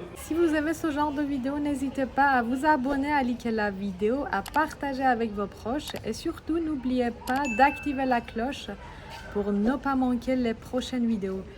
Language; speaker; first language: French; non-native, fluent; Persian